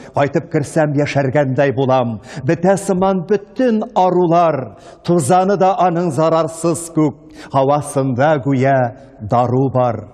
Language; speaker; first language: Tatar; native; Tatar